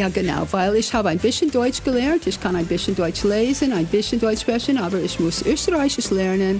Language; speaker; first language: German; non-native, learner; English